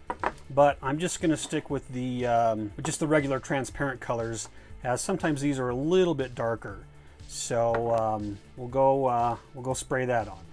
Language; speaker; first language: English; native; English